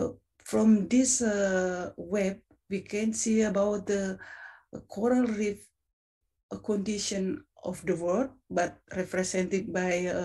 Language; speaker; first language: English; non-native, fluent; Indonesian